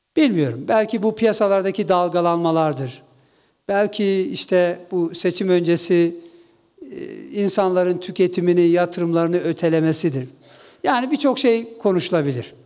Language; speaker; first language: Turkish; non-native, local second language; Kurdish